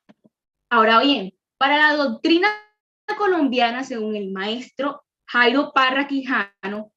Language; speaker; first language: Spanish; native; Spanish